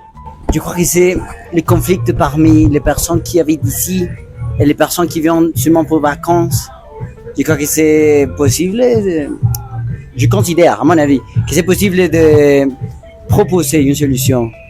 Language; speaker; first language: French; non-native, learner; Spanish